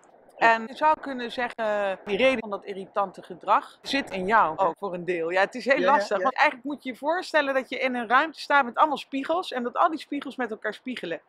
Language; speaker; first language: Dutch; native; Dutch